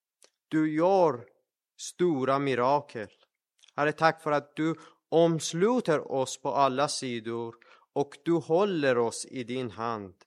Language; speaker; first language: Swedish; non-native, fluent; Persian